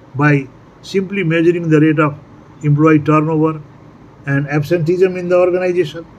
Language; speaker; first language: English; non-native, local second language; Nepali